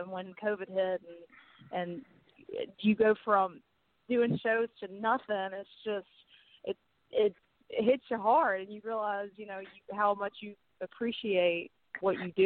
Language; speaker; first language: English; native; English